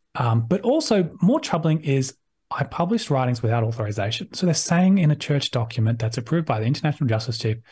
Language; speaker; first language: English; native; English